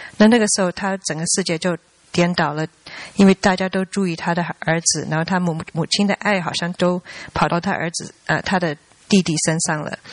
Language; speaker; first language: Chinese; early bilingual, heritage; Chinese